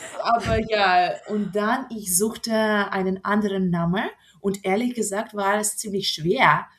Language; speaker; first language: German; non-native, fluent; Russian